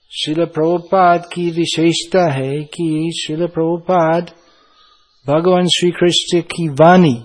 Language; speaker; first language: Hindi; non-native, fluent; English